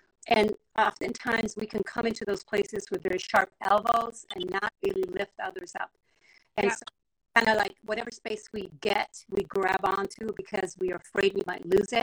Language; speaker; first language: English; non-native, fluent; Spanish